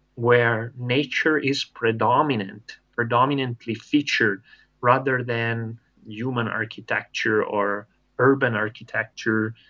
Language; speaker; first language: English; non-native, fluent; Italian